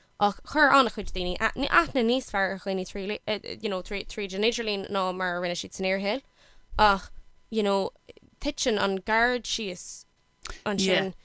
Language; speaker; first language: Irish; non-native, local second language; English